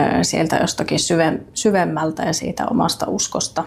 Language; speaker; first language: Finnish; native; Finnish